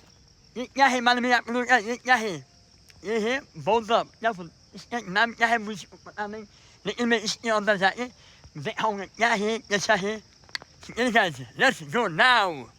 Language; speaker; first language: Hindi; non-native, fluent; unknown